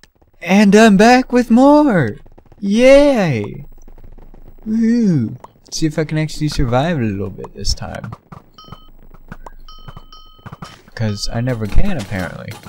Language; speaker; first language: English; native; English